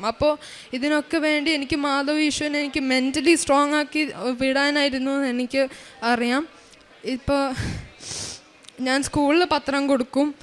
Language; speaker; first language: Malayalam; early bilingual, heritage; Malayalam